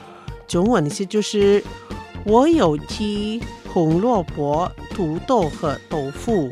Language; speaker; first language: Chinese; non-native, fluent; Indonesian